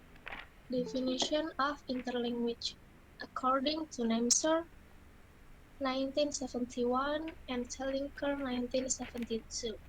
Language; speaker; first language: English; non-native, learner; Indonesian